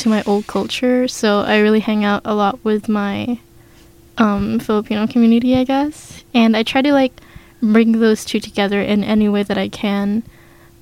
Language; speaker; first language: English; non-native, local second language; Filipino